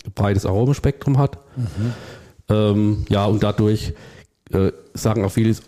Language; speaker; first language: German; native; German